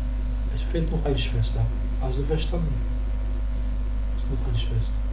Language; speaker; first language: German; non-native, learner; Arabic